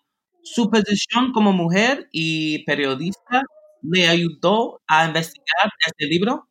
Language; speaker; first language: Spanish; non-native, fluent; English